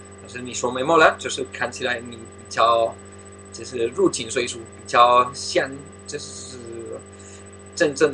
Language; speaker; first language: Chinese; non-native, fluent; Spanish